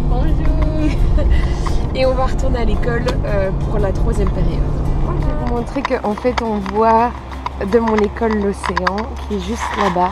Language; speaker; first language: French; native; French